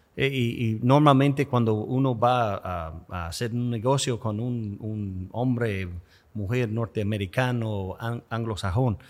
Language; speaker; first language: Spanish; non-native, fluent; English